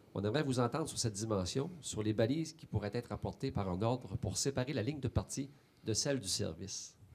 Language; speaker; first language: French; native; French